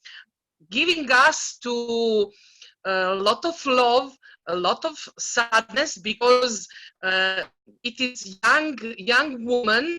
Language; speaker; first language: English; non-native, learner; Serbian